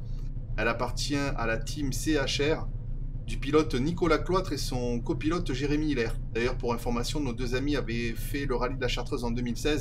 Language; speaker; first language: French; native; French